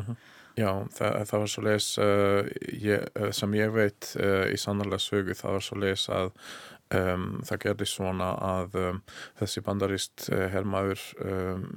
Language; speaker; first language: Icelandic; non-native, learner; Hungarian